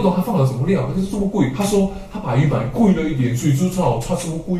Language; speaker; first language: Chinese; native; Chinese